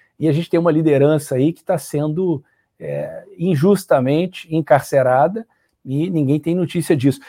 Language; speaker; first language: Portuguese; native; Portuguese